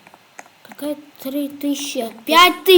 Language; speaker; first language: Russian; non-native, local second language; Kazakh